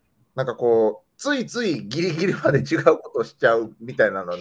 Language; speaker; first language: Japanese; native; Japanese